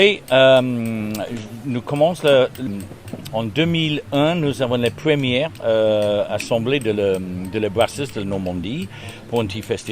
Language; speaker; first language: French; non-native, learner; English